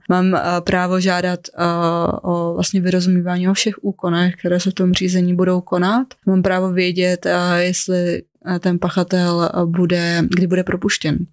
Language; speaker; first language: Czech; native; Czech